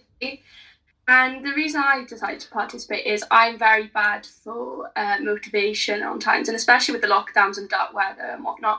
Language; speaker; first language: English; native; English